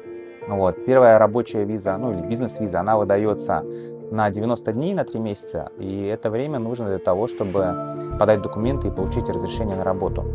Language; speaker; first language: Russian; native; Russian